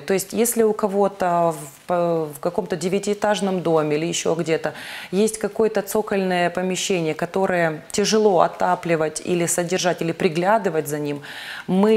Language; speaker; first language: Russian; native; Russian